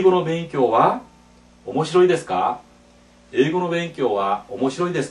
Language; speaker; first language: Japanese; non-native, fluent; Korean